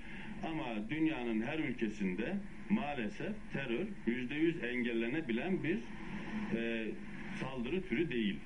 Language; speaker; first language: Turkish; native; Turkish